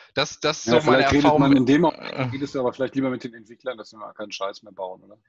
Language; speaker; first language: German; non-native, fluent; English